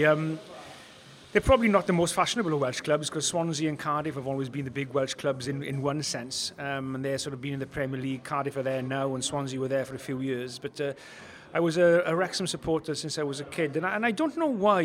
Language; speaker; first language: English; non-native, local second language; Welsh